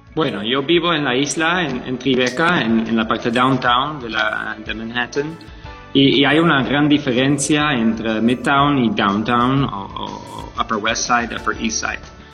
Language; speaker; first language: Spanish; non-native, fluent; Dutch